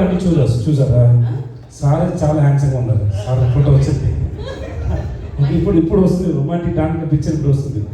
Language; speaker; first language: Telugu; non-native, learner; Tamil